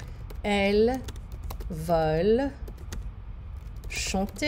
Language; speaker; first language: French; non-native, fluent; English